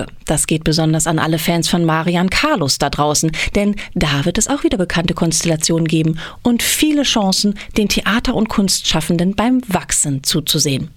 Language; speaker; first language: German; native; German